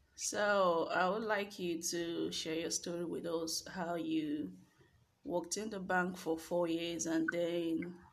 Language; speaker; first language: English; non-native, local second language; Bini